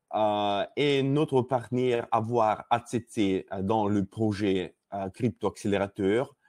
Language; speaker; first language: French; non-native, learner; Russian